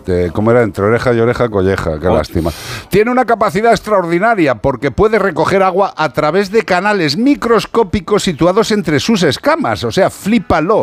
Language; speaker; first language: Spanish; native; Spanish